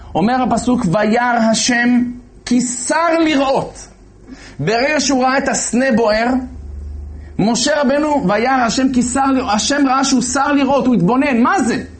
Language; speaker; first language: Hebrew; native; Hebrew